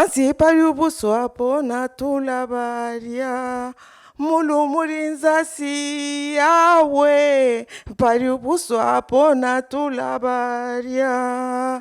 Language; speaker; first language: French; non-native, local second language; Swahili